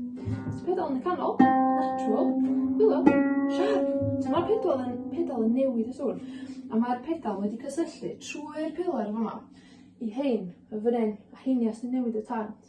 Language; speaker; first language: Welsh; native; Welsh